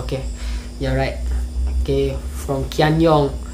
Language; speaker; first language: English; non-native, local second language; Malay